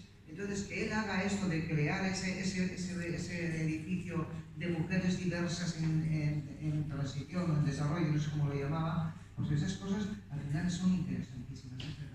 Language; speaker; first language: Spanish; native; Spanish